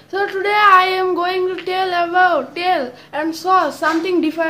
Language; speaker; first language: English; non-native, learner; Bangla